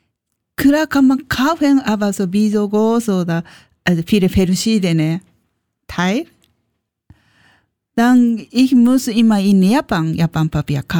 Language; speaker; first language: German; non-native, learner; Japanese